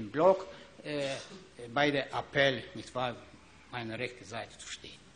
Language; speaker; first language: German; non-native, learner; Ukrainian